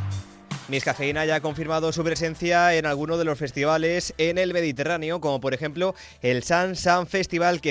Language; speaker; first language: Spanish; native; Spanish